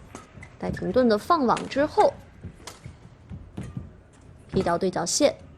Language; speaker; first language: Chinese; native; Chinese